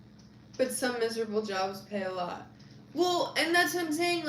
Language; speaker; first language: English; native; English